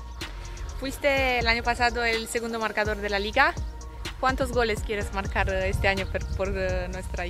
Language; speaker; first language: Spanish; non-native, learner; Romanian